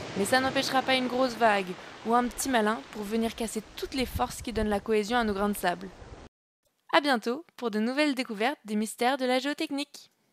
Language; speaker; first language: French; native; French